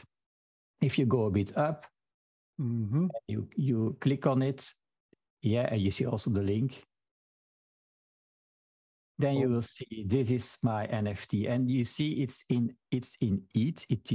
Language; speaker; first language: English; non-native, fluent; Dutch